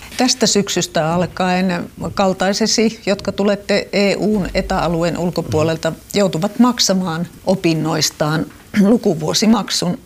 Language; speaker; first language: Finnish; native; Finnish